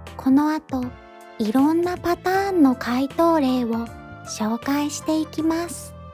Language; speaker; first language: Japanese; native; Japanese